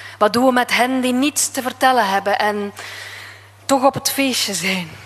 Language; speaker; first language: Dutch; native; Dutch